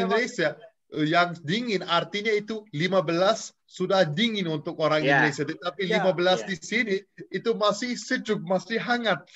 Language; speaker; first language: Indonesian; non-native, fluent; Turkish